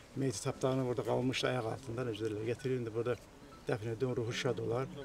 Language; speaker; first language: Azerbaijani; native; Azerbaijani